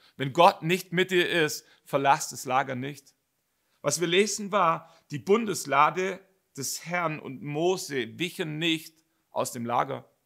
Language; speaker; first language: German; native; German